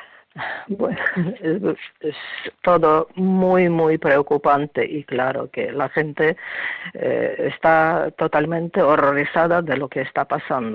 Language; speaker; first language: Spanish; non-native, fluent; Ukrainian